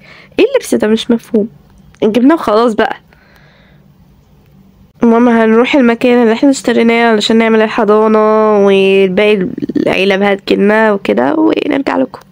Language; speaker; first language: Arabic; native; Arabic